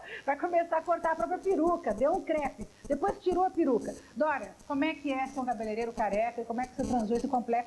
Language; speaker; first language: Portuguese; native; Portuguese